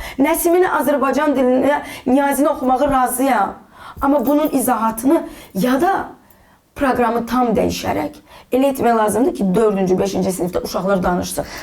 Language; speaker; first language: Azerbaijani; non-native, local second language; Russian